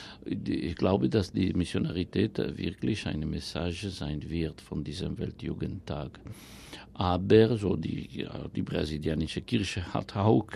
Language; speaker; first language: German; non-native, fluent; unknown